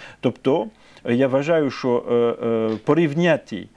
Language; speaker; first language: Ukrainian; non-native, fluent; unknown